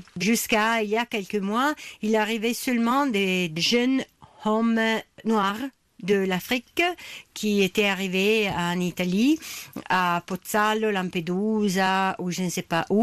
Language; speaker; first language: French; non-native, fluent; Italian